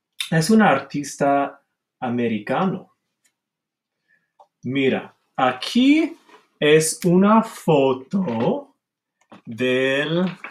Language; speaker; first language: Spanish; non-native, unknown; English